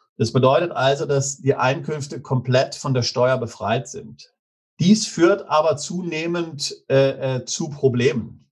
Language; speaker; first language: German; native; German